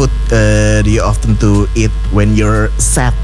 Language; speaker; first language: English; non-native, learner; Indonesian